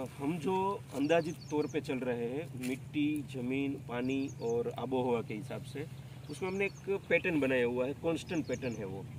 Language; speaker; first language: Hindi; native; Hindi